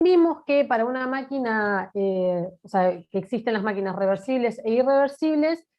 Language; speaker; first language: Spanish; native; Spanish